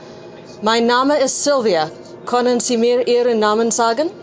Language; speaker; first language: German; non-native, learner; English